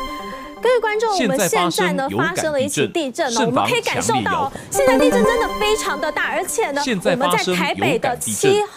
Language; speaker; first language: Chinese; native; Chinese